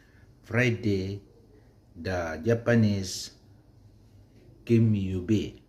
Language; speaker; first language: English; non-native, learner; Filipino